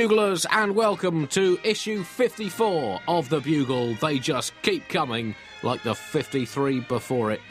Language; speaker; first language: English; native; English